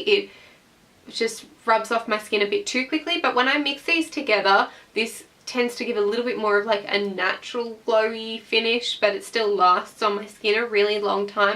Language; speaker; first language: English; native; English